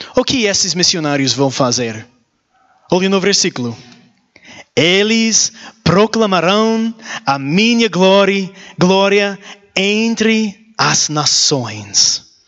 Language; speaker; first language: Portuguese; non-native, learner; English